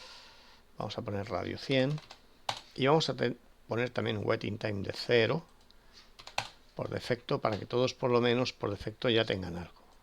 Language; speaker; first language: Spanish; native; Spanish